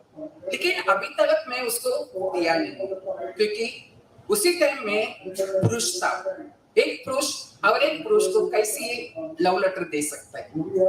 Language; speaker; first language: Hindi; non-native, local second language; Tamil